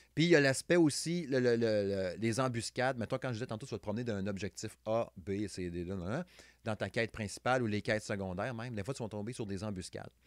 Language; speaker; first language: French; native; French